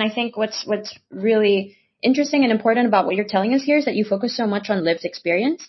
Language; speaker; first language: English; non-native, local second language; Filipino